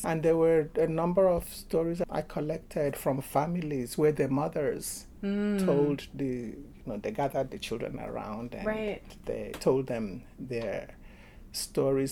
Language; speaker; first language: English; non-native, local second language; Igbo